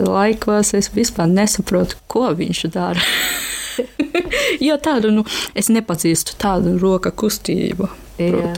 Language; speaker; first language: Latvian; non-native, learner; Japanese